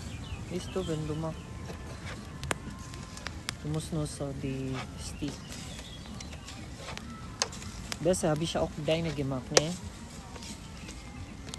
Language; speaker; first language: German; non-native, learner; Filipino